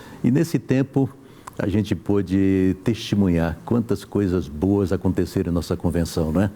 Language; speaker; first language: Portuguese; native; Portuguese